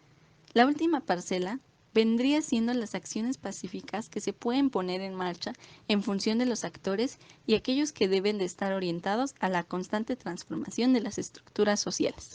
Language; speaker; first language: Spanish; native; Spanish